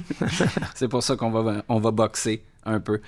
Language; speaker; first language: French; native; French